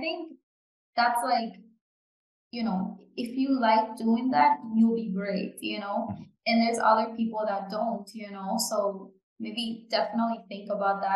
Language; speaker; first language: English; non-native, fluent; Japanese